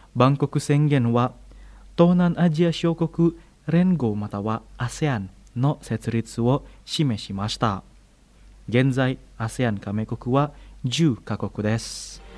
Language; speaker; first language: Japanese; non-native, fluent; Indonesian